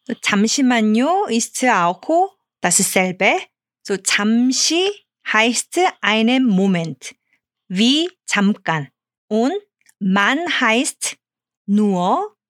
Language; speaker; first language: German; non-native, fluent; Korean